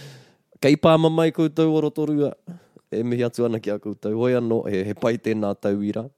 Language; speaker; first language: Māori; non-native, local second language; English